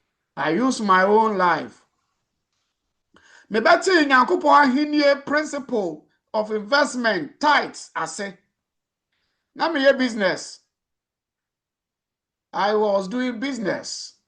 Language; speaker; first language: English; non-native, local second language; Akan